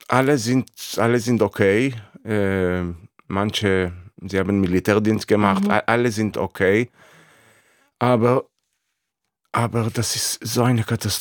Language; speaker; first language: German; non-native, fluent; Hebrew